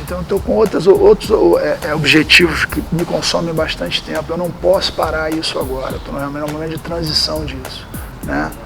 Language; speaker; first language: Portuguese; native; Portuguese